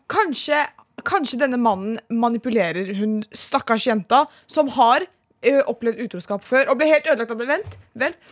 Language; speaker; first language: Norwegian; early bilingual, other home language; Persian